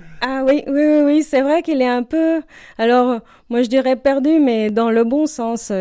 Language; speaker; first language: French; non-native, fluent; Spanish